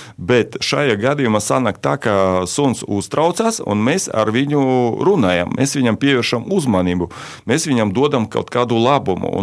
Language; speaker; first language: Latvian; non-native, local second language; Russian